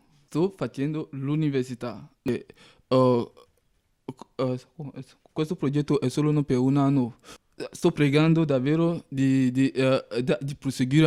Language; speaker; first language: Italian; non-native, learner; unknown